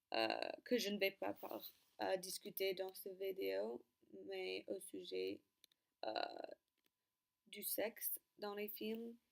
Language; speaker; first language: French; non-native, learner; English